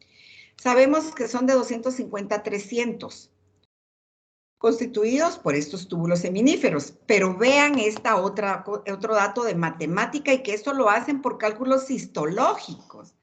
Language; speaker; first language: Spanish; native; Spanish